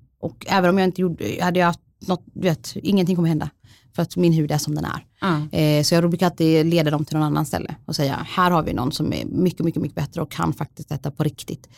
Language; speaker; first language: Swedish; early bilingual, other home language; Somali